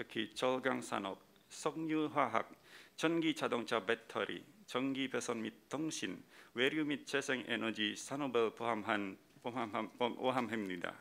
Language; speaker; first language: Korean; non-native, fluent; Indonesian